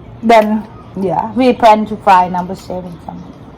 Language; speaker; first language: English; non-native, fluent; Thai